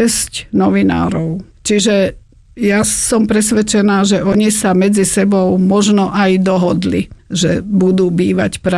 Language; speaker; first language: Slovak; native; Slovak